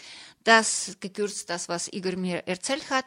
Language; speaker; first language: German; non-native, fluent; Russian